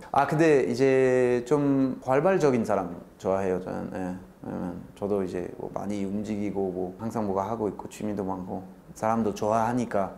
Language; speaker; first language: Korean; non-native, fluent; French